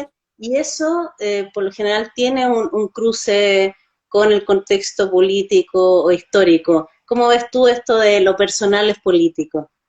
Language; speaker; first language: Spanish; native; Spanish